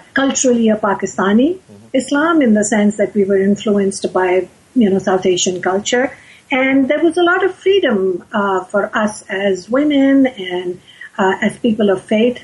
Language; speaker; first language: English; non-native, local second language; Urdu